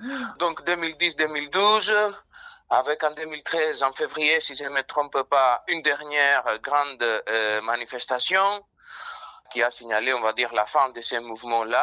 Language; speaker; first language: French; non-native, fluent; Greek